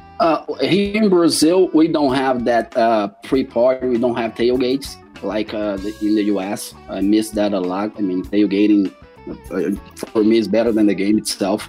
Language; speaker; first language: English; non-native, fluent; Portuguese